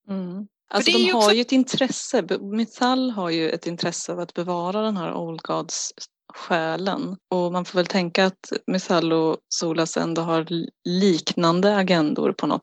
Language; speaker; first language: Swedish; native; Swedish